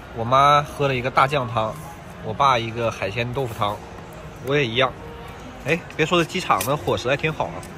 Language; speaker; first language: Chinese; native; Chinese